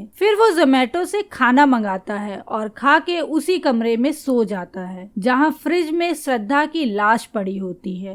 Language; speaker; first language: Hindi; native; Hindi